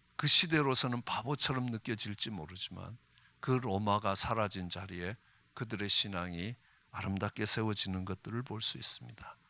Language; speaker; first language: Korean; native; Korean